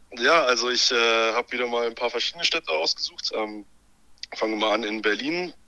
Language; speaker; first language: German; native; German